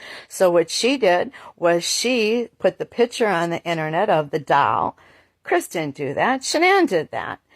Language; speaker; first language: English; native; English